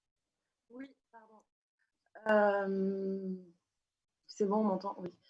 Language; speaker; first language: French; native; French